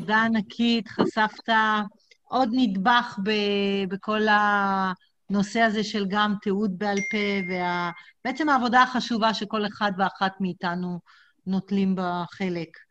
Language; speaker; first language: Hebrew; native; Hebrew